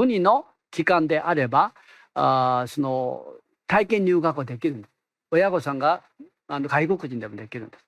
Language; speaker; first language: Japanese; non-native, fluent; Korean